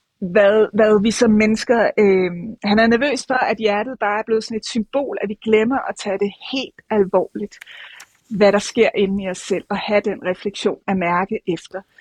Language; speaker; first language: Danish; native; Danish